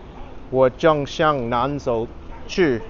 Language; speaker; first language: Chinese; non-native, learner; English